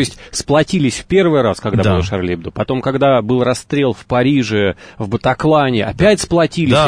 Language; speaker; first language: Russian; native; Russian